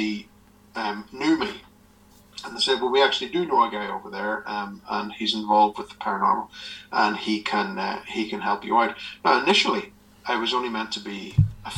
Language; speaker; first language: English; native; English